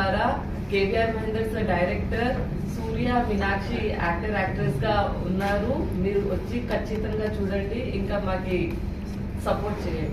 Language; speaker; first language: Telugu; non-native, local second language; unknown